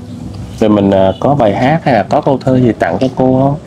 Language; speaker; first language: Vietnamese; native; Vietnamese